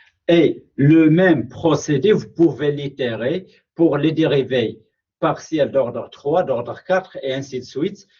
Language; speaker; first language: French; non-native, local second language; Arabic